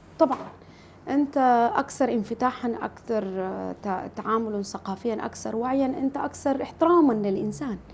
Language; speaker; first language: Arabic; non-native, local second language; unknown